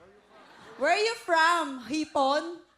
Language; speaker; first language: English; non-native, local second language; Filipino